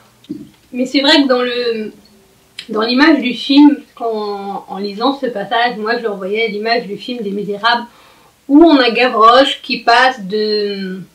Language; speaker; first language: French; native; French